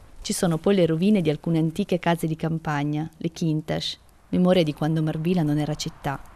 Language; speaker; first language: Italian; native; Italian